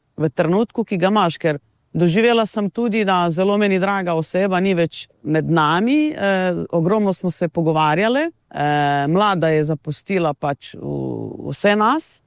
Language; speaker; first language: Slovenian; non-native, local second language; Romany